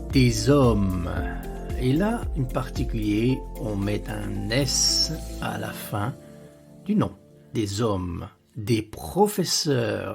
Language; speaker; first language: French; non-native, fluent; Italian